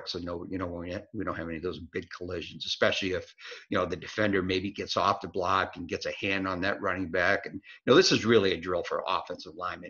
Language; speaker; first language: English; native; English